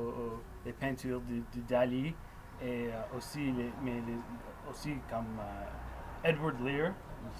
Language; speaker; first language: French; non-native, local second language; English